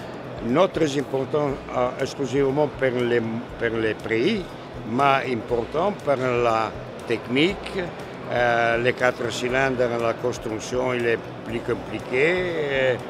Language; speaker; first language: French; non-native, learner; Italian